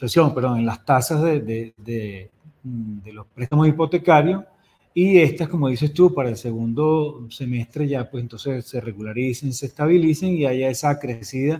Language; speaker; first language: Spanish; native; Spanish